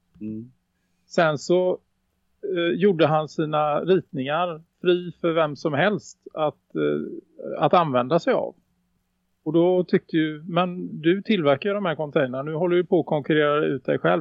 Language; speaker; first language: Swedish; native; Swedish